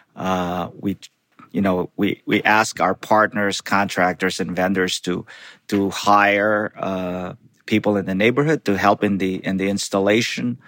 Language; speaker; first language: English; non-native, local second language; Filipino